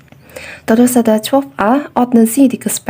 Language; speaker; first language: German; non-native, fluent; Indonesian